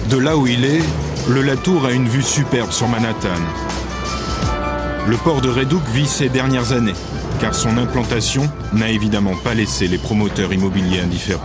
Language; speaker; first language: French; native; French